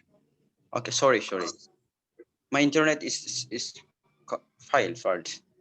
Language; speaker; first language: English; non-native, learner; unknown